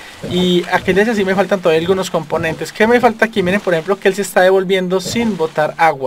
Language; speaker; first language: Spanish; native; Spanish